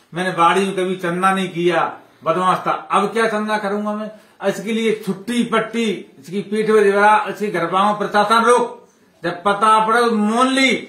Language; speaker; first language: Hindi; native; Hindi